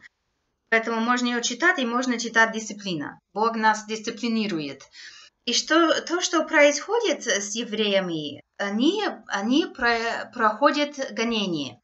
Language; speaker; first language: Russian; non-native, fluent; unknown